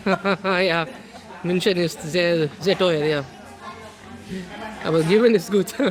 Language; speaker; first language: German; non-native, learner; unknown